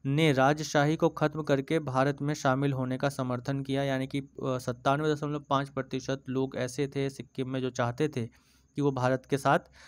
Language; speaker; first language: Hindi; native; Hindi